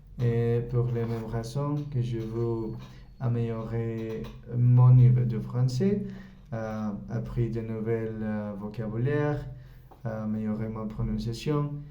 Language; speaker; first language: French; non-native, learner; Spanish